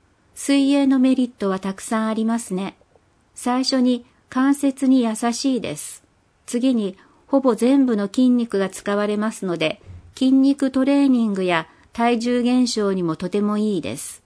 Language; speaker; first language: Japanese; non-native, fluent; English